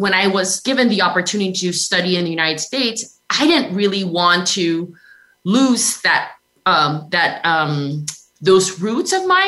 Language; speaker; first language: English; non-native, local second language; Filipino